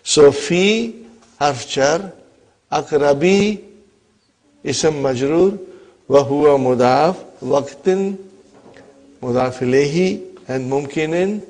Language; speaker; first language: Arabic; non-native, fluent; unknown